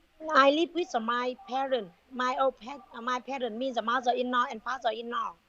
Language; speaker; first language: English; non-native, learner; Vietnamese